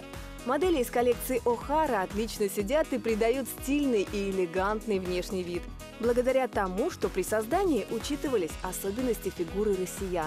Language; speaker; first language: Russian; native; Russian